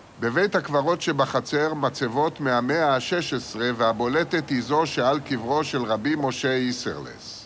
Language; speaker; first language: Hebrew; native; Hebrew